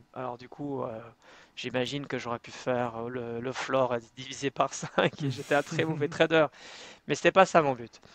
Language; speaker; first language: French; native; French